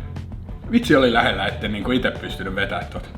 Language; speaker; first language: Finnish; native; Finnish